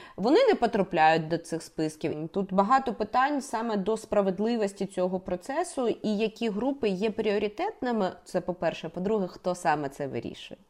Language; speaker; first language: Ukrainian; native; Ukrainian